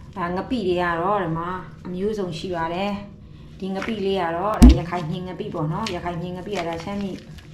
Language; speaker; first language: Burmese; native; Burmese